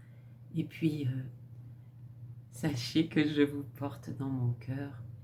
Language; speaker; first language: French; native; French